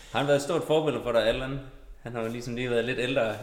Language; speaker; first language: Danish; native; Danish